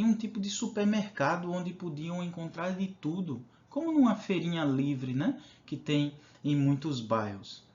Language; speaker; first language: Portuguese; native; Portuguese